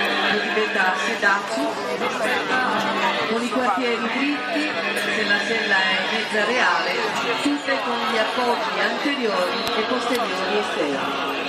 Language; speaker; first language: Italian; native; Italian